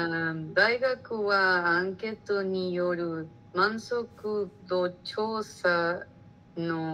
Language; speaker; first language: Japanese; non-native, learner; Spanish